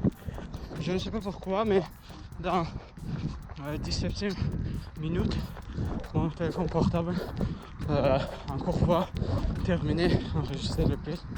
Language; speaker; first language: French; non-native, learner; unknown